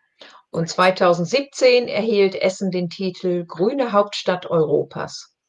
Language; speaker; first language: German; non-native, learner; English